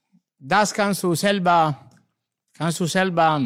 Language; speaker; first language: German; non-native, learner; Italian